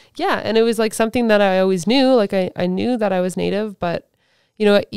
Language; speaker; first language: English; native; English